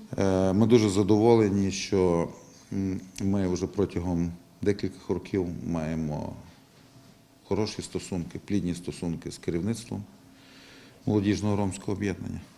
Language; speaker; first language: Ukrainian; native; Ukrainian